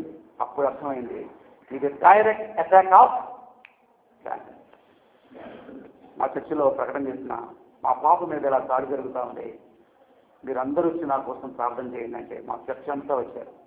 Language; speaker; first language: Telugu; native; Telugu